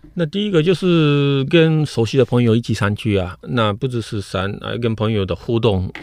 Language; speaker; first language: Chinese; non-native, fluent; Japanese